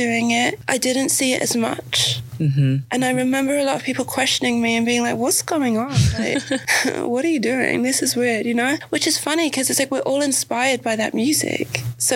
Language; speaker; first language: English; native; English